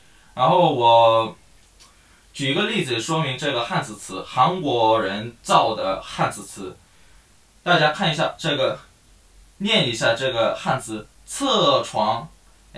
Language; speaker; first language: Chinese; non-native, fluent; Korean